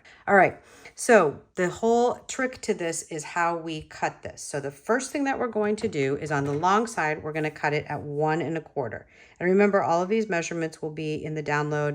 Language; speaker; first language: English; native; English